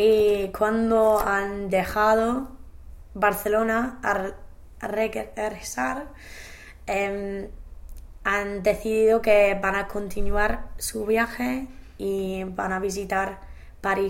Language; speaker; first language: Spanish; non-native, learner; English